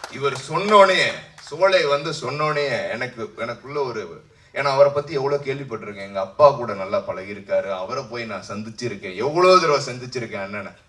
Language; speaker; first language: Tamil; native; Tamil